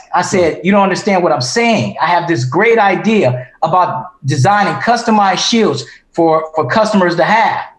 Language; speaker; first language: English; native; English